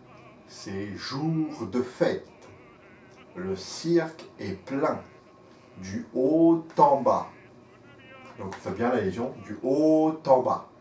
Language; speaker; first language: French; native; French